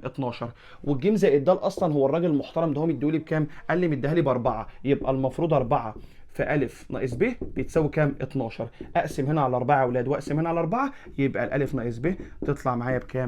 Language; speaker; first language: Arabic; native; Arabic